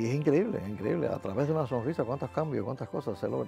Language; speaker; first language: Spanish; native; Spanish